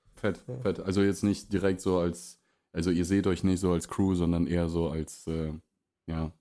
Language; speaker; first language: German; early bilingual, other home language; Russian